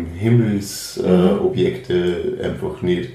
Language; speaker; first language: German; native; German